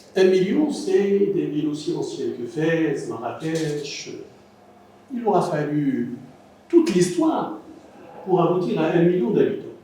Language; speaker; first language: French; non-native, local second language; Arabic